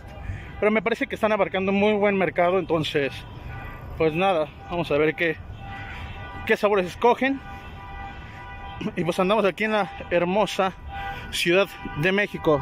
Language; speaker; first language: Spanish; native; Spanish